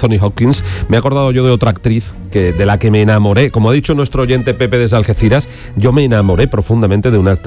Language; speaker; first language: Spanish; native; Spanish